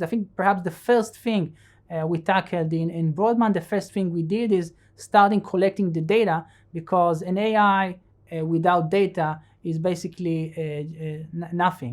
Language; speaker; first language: English; non-native, fluent; Hebrew